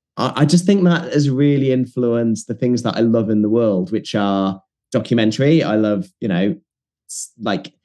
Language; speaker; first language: English; native; English